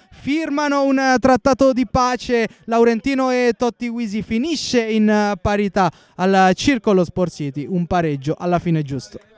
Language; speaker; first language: Italian; native; Italian